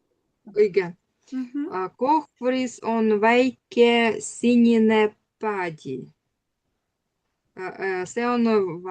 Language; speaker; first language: Estonian; non-native, learner; Russian